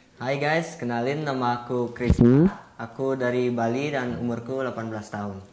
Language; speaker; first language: Indonesian; non-native, local second language; Balinese